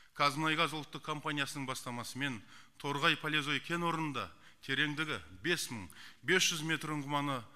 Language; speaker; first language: Kazakh; native; Kazakh